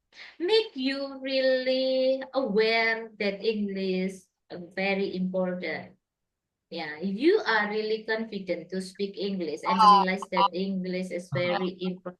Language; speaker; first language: English; non-native, fluent; Indonesian